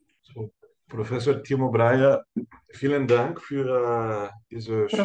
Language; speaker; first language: German; non-native, fluent; Portuguese